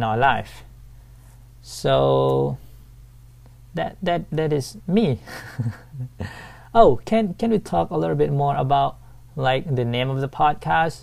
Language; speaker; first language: English; non-native, fluent; Thai